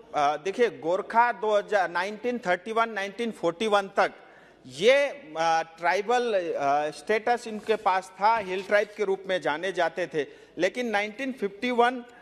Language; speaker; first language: Hindi; non-native, local second language; Nepali